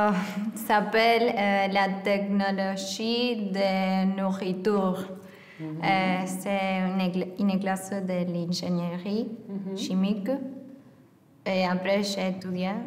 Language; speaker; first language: French; non-native, learner; Spanish